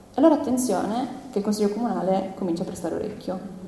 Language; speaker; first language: Italian; non-native, fluent; English